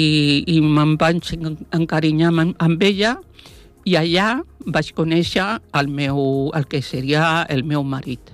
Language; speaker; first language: Catalan; non-native, local second language; Spanish